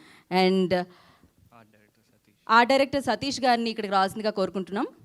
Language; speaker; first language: Telugu; native; Telugu